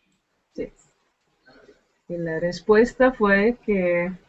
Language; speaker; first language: Spanish; non-native, learner; Dutch